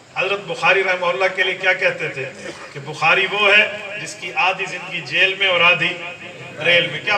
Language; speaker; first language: Urdu; non-native, local second language; Punjabi